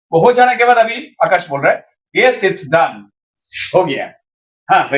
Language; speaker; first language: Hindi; non-native, local second language; Bangla